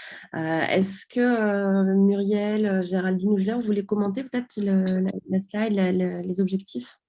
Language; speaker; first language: French; native; French